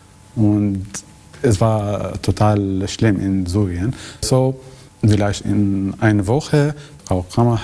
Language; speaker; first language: German; non-native, learner; Arabic